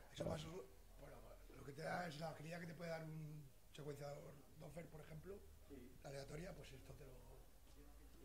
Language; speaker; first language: Spanish; native; Spanish